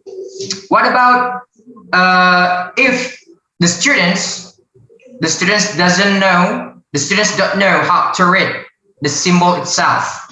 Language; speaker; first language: English; non-native, learner; Indonesian